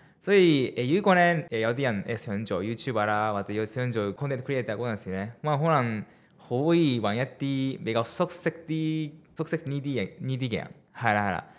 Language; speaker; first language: Cantonese; non-native, fluent; Japanese